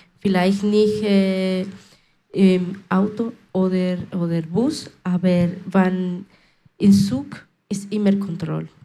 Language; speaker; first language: German; non-native, learner; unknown